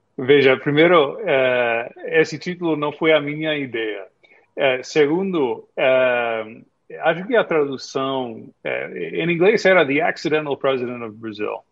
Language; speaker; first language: Portuguese; non-native, fluent; English